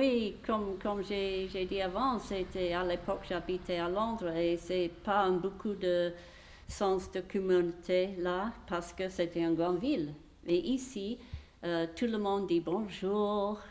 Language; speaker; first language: French; non-native, fluent; English